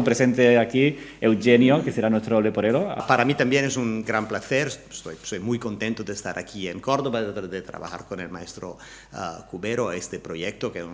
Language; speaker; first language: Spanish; non-native, learner; Italian